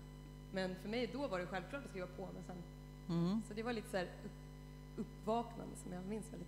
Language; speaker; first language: Swedish; native; Swedish